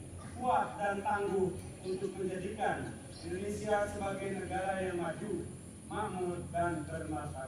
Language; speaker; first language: Indonesian; native; Indonesian